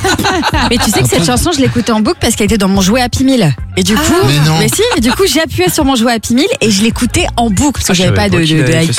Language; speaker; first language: French; native; French